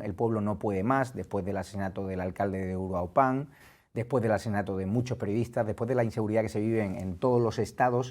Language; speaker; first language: Spanish; native; Spanish